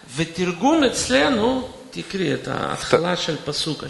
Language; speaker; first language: Hebrew; non-native, fluent; Russian